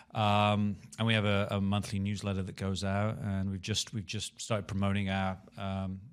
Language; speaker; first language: English; native; English